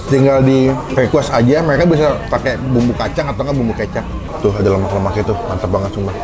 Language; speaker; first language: Indonesian; native; Indonesian